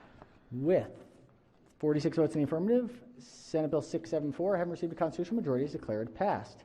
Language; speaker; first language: English; native; English